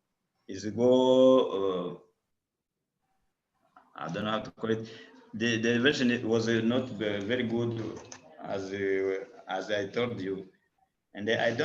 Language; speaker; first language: English; non-native, learner; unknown